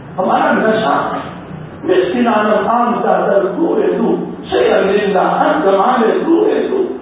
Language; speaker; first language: Urdu; non-native, local second language; Gujarati